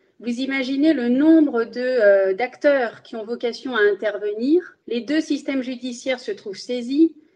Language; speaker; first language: French; early bilingual, other home language; Spanish